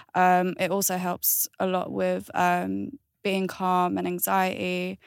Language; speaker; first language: English; native; English